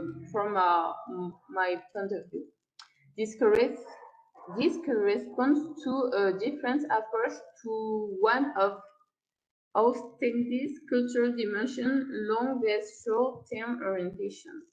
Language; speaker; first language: English; non-native, learner; French